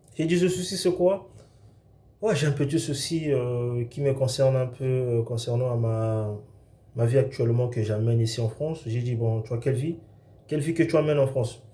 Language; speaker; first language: French; non-native, local second language; Lingala